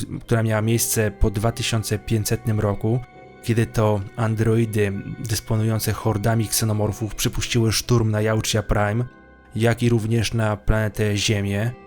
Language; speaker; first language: Polish; native; Polish